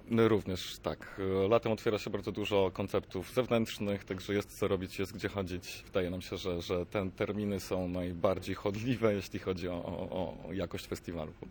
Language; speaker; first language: Polish; native; Polish